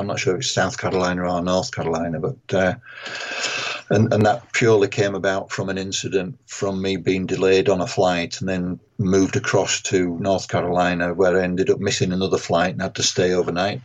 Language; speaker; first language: English; native; English